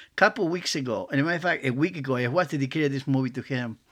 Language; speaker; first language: English; non-native, fluent; Spanish